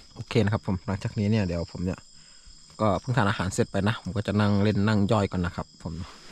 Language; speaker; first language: Thai; non-native, local second language; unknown